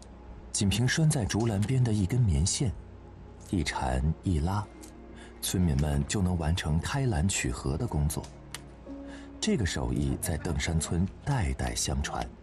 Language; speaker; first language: Chinese; native; Chinese